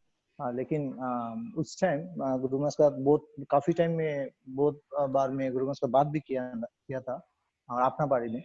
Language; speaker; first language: Hindi; non-native, learner; Bangla